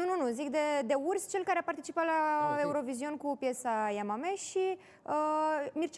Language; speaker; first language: Romanian; native; Romanian